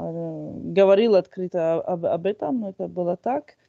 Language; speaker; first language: Russian; non-native, fluent; French